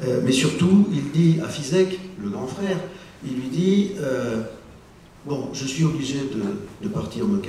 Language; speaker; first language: French; native; French